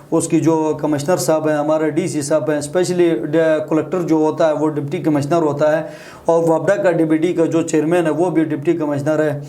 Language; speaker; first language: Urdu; non-native, local second language; Shina